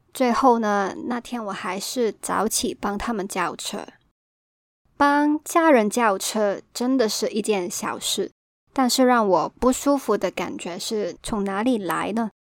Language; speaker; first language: Chinese; non-native, local second language; Cantonese